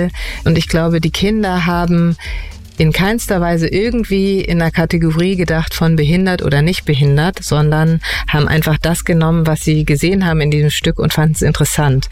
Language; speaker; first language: German; native; German